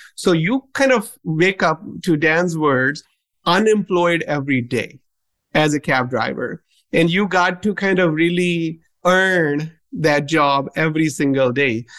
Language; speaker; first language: English; non-native, local second language; Punjabi